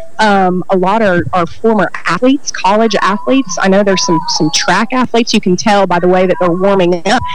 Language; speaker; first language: English; native; English